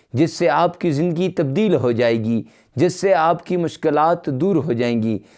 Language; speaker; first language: Urdu; native; Urdu